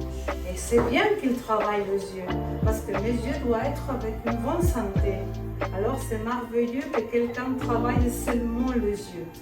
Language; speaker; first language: French; non-native, fluent; Spanish